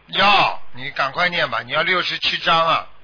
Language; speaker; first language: Chinese; native; Chinese